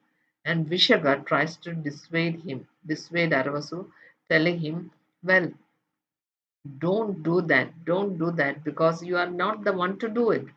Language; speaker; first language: English; non-native, local second language; Malayalam